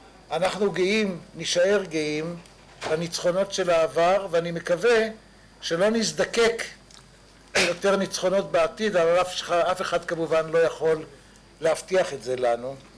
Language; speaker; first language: Hebrew; native; Hebrew